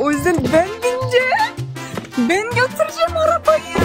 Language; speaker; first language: Turkish; non-native, fluent; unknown